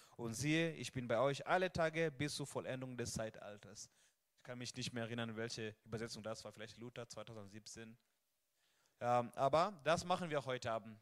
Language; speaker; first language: German; non-native, fluent; Swahili